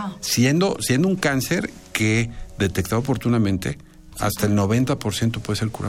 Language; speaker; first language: Spanish; native; Spanish